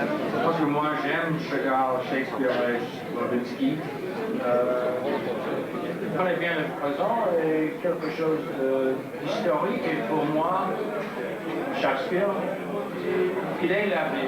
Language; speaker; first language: French; non-native, learner; English